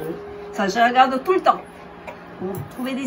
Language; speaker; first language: French; non-native, fluent; Italian